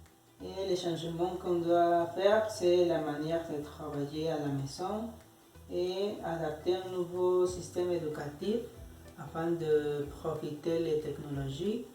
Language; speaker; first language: French; non-native, learner; Spanish